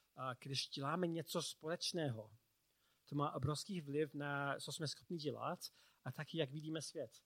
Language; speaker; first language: Czech; non-native, learner; English